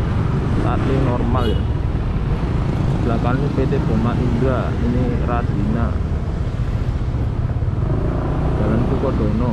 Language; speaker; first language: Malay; non-native, local second language; Javanese